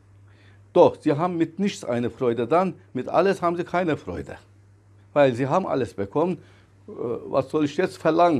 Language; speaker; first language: German; non-native, fluent; Turkish